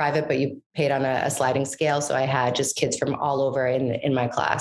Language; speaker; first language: English; native; English